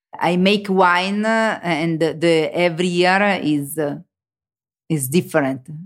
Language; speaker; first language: English; non-native, learner; Italian